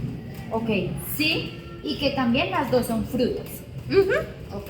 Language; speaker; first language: Spanish; native; Spanish